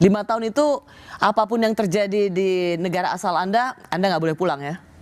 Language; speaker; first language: Indonesian; native; Indonesian